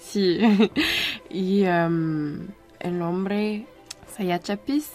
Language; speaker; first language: Spanish; non-native, learner; French